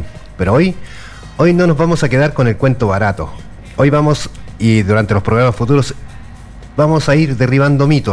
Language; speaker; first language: Spanish; native; Spanish